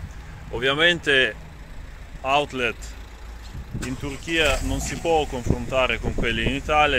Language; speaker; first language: Italian; non-native, fluent; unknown